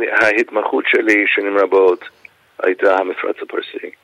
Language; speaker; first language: Hebrew; non-native, fluent; English